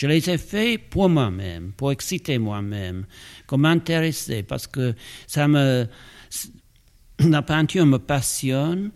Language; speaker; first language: French; non-native, fluent; English